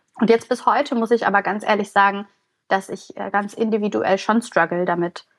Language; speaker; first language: German; early bilingual, other home language; Bulgarian